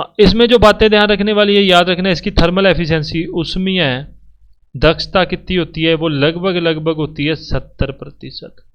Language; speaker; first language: Hindi; native; Hindi